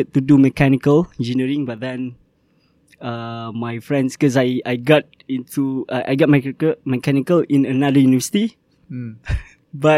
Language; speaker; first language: English; non-native, local second language; Malay